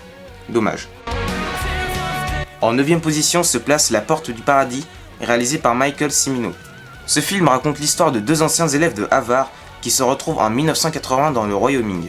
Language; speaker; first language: French; native; French